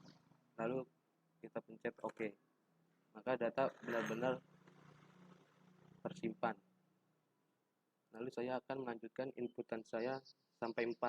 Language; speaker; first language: Indonesian; native; Indonesian